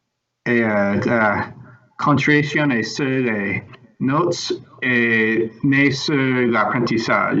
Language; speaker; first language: French; non-native, learner; English